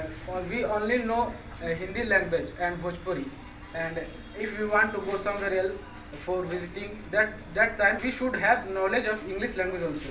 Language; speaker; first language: English; non-native, local second language; Hindi